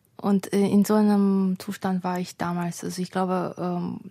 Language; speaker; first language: German; non-native, fluent; Russian